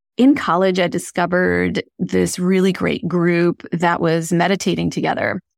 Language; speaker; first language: English; early bilingual, other home language; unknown